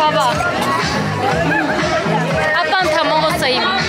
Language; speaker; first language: Korean; non-native, fluent; Turkish